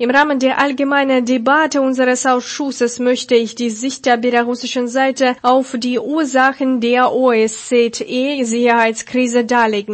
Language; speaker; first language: German; non-native, fluent; Russian